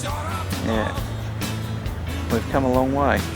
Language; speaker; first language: English; native; English